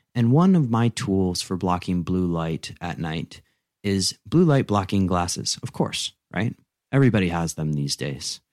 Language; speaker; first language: English; native; English